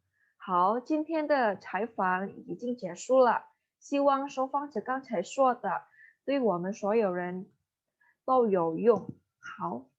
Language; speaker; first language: Chinese; non-native, learner; Indonesian